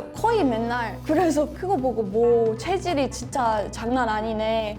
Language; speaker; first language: Korean; non-native, fluent; English